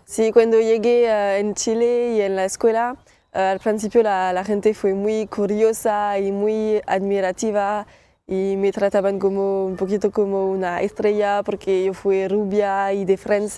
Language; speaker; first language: Spanish; early bilingual, other home language; French